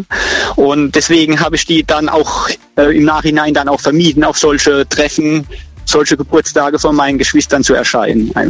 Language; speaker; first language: German; native; German